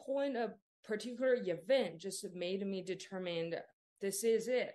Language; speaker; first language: English; non-native, fluent; Chinese